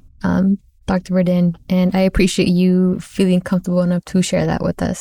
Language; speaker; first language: English; native; English